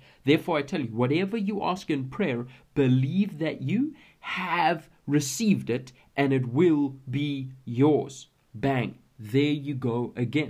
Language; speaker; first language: English; native; English